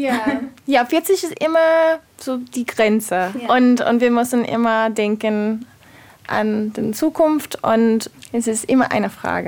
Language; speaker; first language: German; non-native, fluent; English